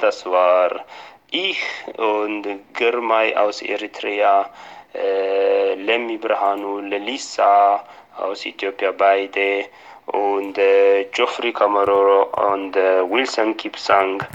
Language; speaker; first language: German; non-native, fluent; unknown